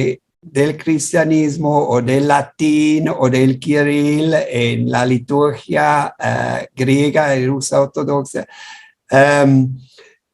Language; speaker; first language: Spanish; non-native, fluent; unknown